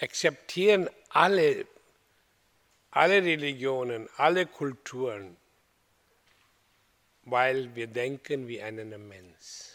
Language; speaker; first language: German; non-native, learner; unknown